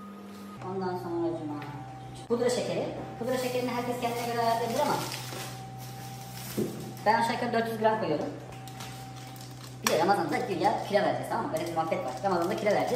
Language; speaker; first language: Turkish; native; Turkish